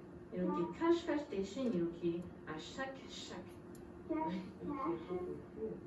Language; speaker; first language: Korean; non-native, fluent; French